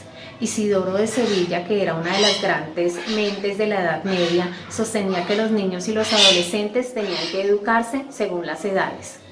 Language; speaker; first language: Spanish; native; Spanish